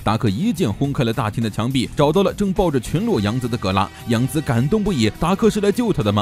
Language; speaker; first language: Chinese; native; Chinese